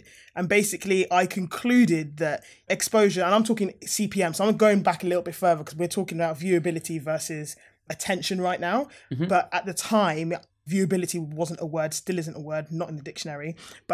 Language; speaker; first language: English; native; English